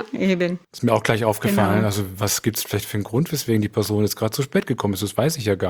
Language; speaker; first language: German; native; German